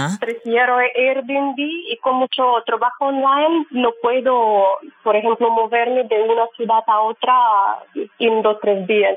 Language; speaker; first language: Spanish; non-native, learner; Russian